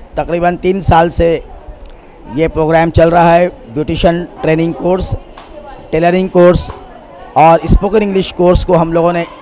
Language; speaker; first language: Hindi; non-native, local second language; Urdu